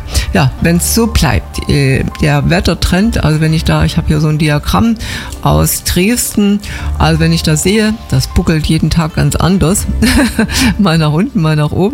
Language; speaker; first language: German; native; German